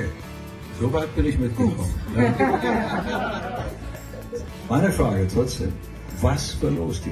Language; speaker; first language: German; native; German